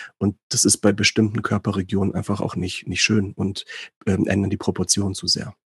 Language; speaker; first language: German; early bilingual, other home language; Greek